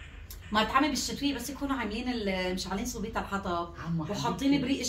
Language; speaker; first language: Arabic; native; Arabic